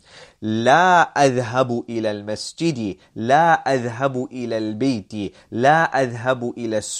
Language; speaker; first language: Arabic; non-native, fluent; English